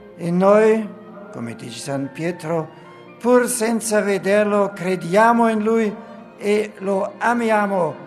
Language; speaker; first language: Italian; non-native, fluent; German